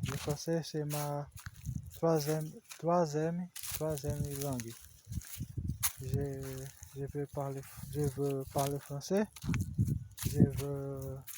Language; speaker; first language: French; non-native, learner; Portuguese